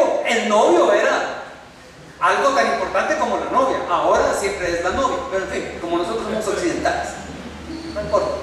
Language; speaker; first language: Spanish; native; Spanish